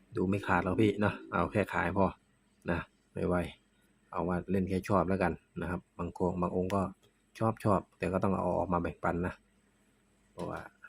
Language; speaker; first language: Thai; non-native, local second language; Northeastern Thai